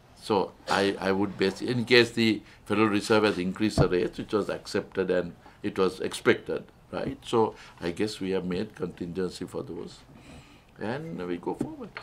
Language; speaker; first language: English; non-native, local second language; Sinhala